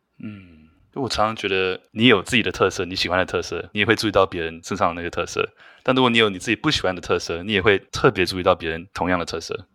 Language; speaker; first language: Chinese; native; Chinese